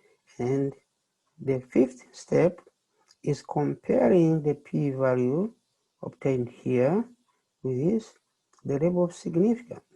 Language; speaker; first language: English; non-native, fluent; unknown